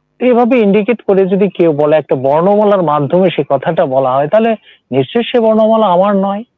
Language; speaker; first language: Bangla; non-native, local second language; Santali